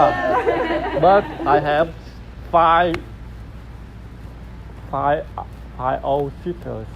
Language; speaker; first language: English; non-native, learner; Vietnamese